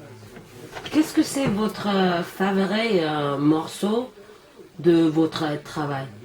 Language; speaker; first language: French; non-native, learner; English